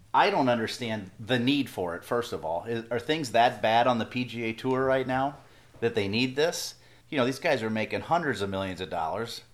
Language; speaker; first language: English; native; English